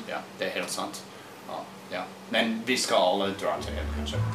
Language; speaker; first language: Norwegian; non-native, learner; English